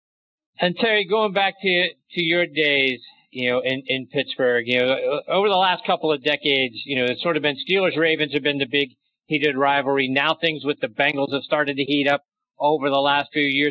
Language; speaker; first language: English; native; English